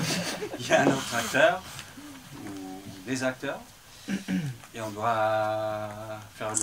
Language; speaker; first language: French; non-native, fluent; English